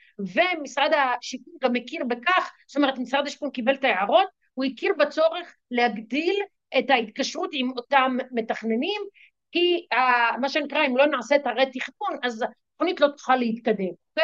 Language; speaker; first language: Hebrew; native; Hebrew